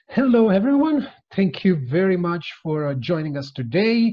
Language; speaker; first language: English; non-native, fluent; German